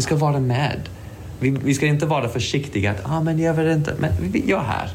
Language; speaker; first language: Swedish; non-native, fluent; English